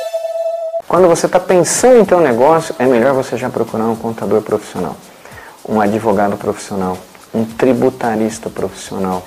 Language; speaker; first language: Portuguese; native; Portuguese